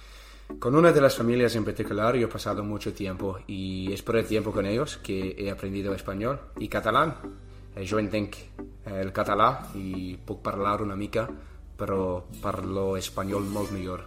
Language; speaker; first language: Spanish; non-native, learner; English